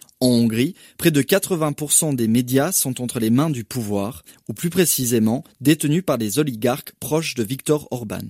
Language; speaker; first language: French; native; French